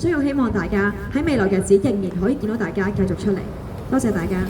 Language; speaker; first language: Cantonese; native; Cantonese